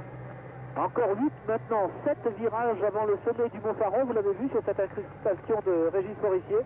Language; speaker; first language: French; native; French